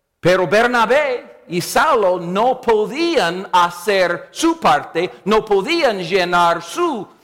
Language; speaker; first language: Spanish; non-native, fluent; English